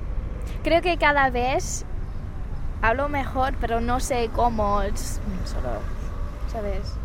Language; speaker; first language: Spanish; non-native, fluent; English